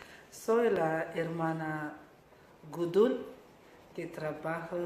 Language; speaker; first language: Spanish; non-native, learner; Malagasy